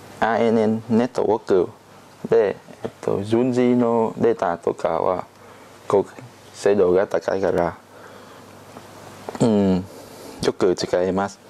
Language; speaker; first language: Japanese; non-native, learner; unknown